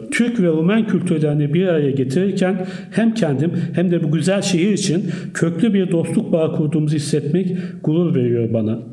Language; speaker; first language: Turkish; native; Turkish